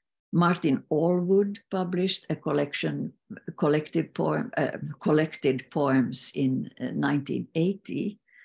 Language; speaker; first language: English; non-native, fluent; Swedish